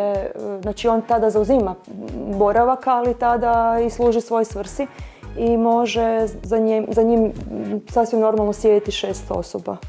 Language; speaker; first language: Croatian; native; Croatian